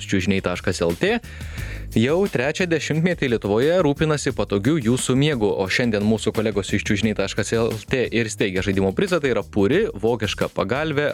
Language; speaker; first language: Lithuanian; native; Lithuanian